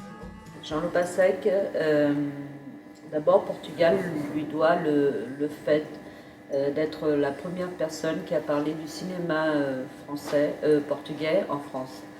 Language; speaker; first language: French; non-native, fluent; Portuguese